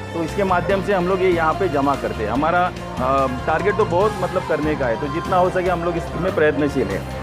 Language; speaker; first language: Hindi; non-native, local second language; Marathi